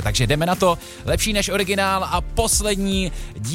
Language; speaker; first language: Czech; native; Czech